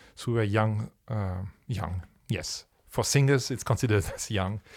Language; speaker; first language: English; non-native, fluent; French